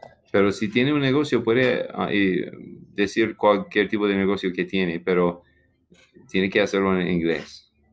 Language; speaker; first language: Spanish; non-native, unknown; English